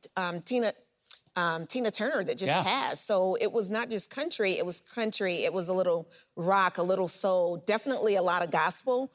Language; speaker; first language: English; native; English